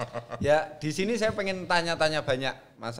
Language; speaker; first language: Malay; non-native, local second language; Javanese